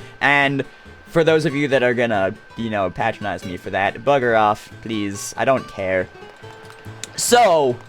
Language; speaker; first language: English; native; English